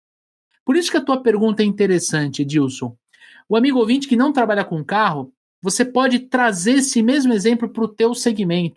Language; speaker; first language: Portuguese; native; Portuguese